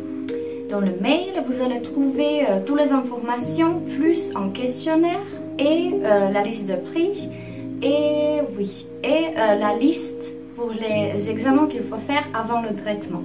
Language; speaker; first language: French; non-native, fluent; Czech